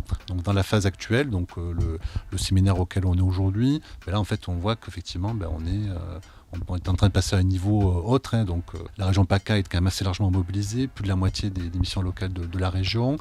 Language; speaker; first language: French; native; French